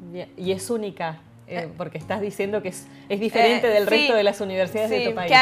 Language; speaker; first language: Spanish; native; Spanish